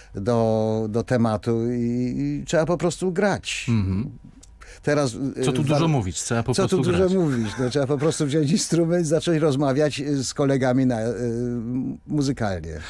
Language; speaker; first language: Polish; native; Polish